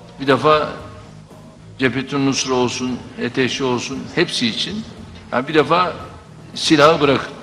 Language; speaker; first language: Turkish; native; Turkish